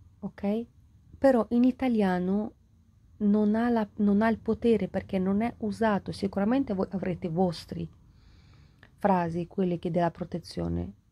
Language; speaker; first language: Italian; non-native, fluent; Ukrainian